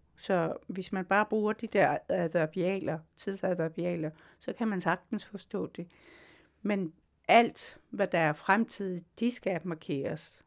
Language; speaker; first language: Danish; non-native, local second language; Kalaallisut